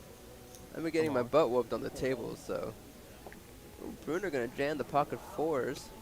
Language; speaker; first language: English; native; English